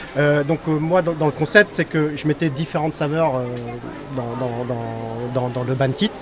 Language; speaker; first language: French; early bilingual, other home language; Khmer